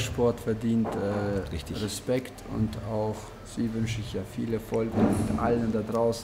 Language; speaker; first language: German; non-native, fluent; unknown